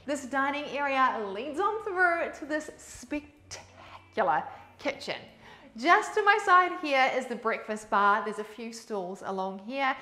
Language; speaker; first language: English; native; English